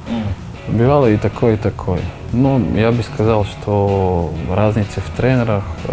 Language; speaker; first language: Russian; non-native, learner; Slovak